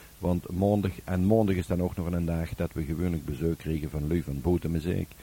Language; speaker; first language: Dutch; native; Dutch